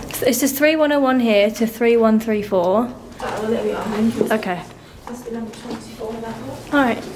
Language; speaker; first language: English; native; English